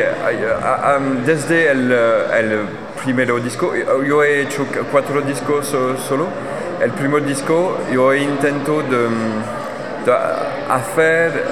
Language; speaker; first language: Spanish; non-native, learner; French